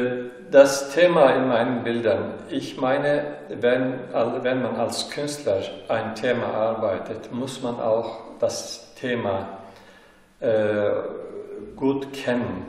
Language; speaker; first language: German; non-native, fluent; Turkish